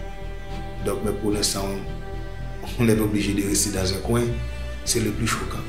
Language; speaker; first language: French; non-native, local second language; Haitian Creole